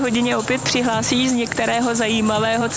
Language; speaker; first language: Czech; native; Czech